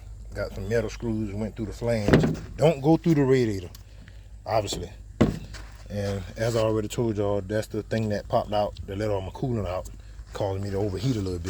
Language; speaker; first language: English; native; English